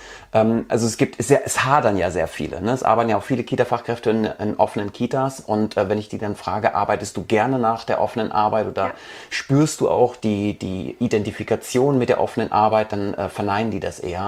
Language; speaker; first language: German; native; German